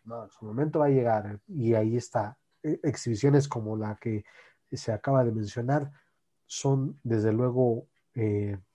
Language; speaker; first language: Spanish; native; Spanish